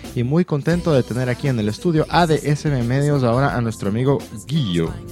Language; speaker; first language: Spanish; native; Spanish